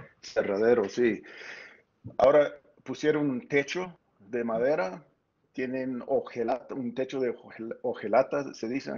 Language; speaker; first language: Spanish; early bilingual, heritage; Spanish